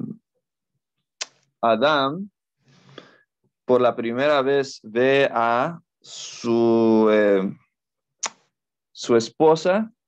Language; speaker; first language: Spanish; non-native, fluent; English